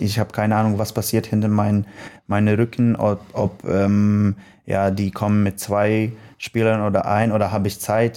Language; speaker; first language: German; non-native, learner; Polish